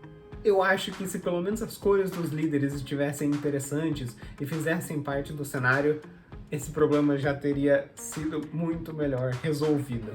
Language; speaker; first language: Portuguese; native; Portuguese